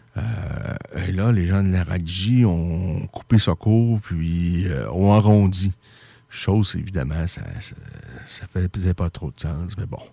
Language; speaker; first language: French; native; French